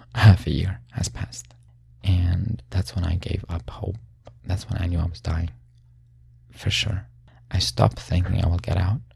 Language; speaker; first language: English; non-native, fluent; Arabic